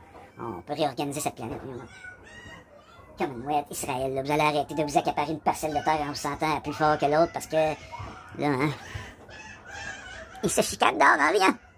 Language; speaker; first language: French; native; French